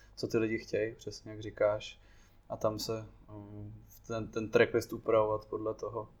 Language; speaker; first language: Czech; non-native, fluent; English